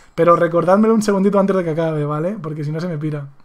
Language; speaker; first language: Spanish; native; Spanish